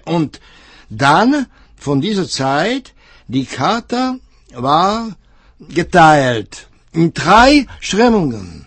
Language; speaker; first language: German; non-native, fluent; Czech